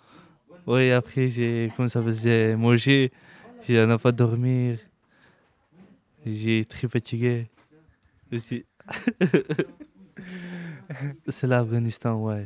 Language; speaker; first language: French; non-native, learner; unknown